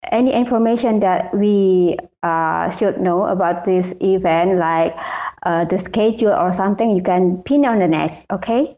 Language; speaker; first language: English; non-native, learner; Indonesian